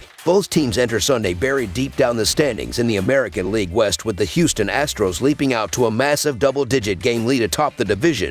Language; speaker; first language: English; native; English